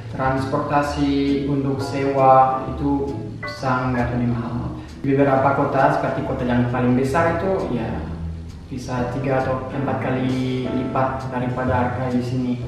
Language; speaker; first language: Indonesian; non-native, fluent; French